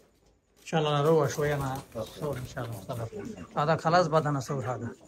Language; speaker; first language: Arabic; non-native, learner; Bangla